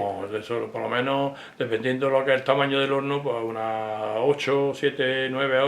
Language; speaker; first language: Spanish; native; Spanish